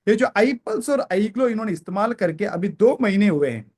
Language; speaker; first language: Hindi; non-native, local second language; Kannada